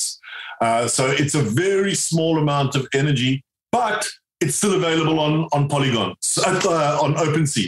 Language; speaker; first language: English; native; English